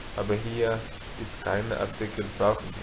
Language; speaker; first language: German; non-native, fluent; Arabic